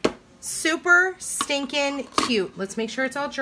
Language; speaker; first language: English; native; English